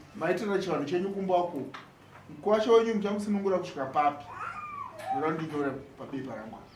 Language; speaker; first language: Shona; native; Shona